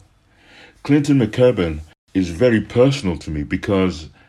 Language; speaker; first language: English; native; English